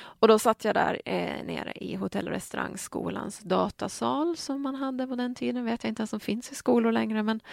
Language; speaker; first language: Swedish; native; Swedish